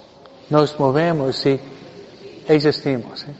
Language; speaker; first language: Spanish; non-native, fluent; English